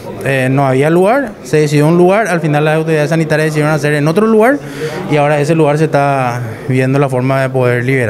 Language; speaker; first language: Spanish; native; Spanish